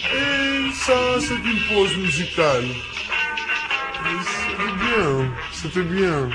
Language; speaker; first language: French; non-native, fluent; Greek